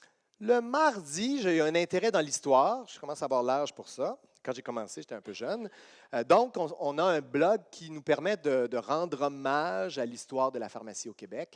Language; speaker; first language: French; native; French